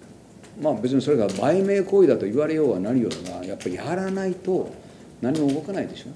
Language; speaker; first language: Japanese; native; Japanese